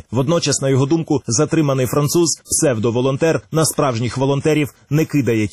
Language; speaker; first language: Ukrainian; native; Ukrainian